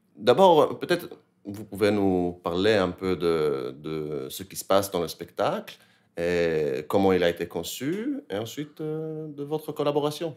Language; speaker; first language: French; native; French